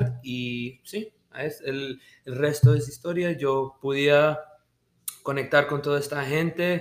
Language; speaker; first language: Spanish; early bilingual, heritage; Spanish